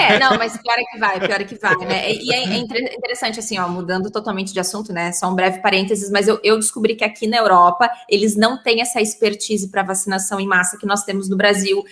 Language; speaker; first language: Portuguese; native; Portuguese